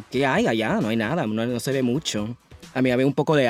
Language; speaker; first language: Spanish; early bilingual, heritage; Spanish